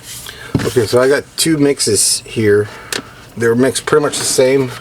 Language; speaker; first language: English; native; English